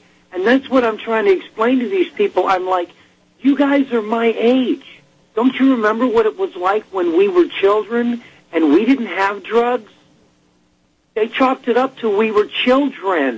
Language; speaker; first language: English; native; English